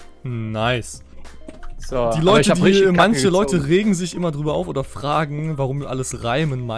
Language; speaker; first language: German; native; German